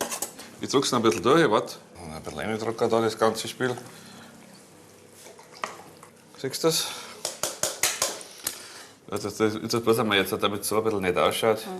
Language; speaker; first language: German; native; German